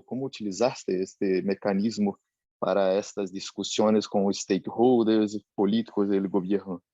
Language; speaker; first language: Spanish; non-native, learner; Portuguese